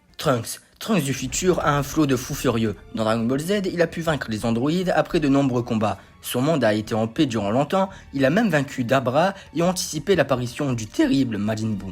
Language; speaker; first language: French; native; French